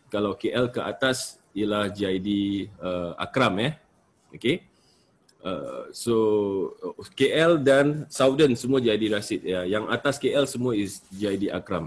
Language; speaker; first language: Malay; native; Malay